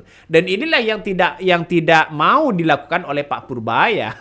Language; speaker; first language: Indonesian; native; Indonesian